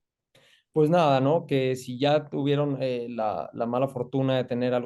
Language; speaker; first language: Spanish; native; Spanish